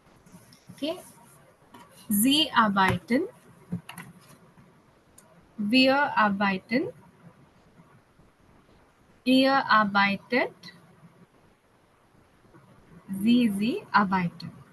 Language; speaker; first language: German; non-native, fluent; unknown